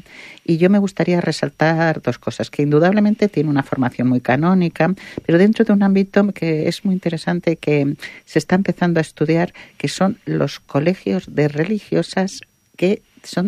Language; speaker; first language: Spanish; native; Spanish